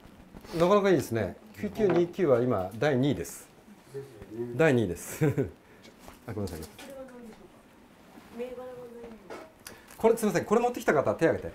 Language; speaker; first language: Japanese; native; Japanese